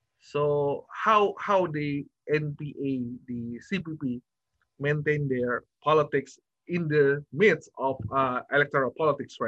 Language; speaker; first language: English; non-native, fluent; Indonesian